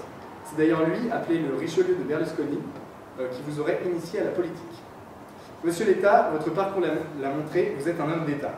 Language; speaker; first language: French; native; French